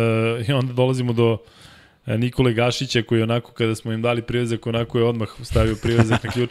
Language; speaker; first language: Serbian; native; Serbian